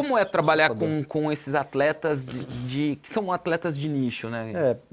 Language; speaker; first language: Portuguese; native; Portuguese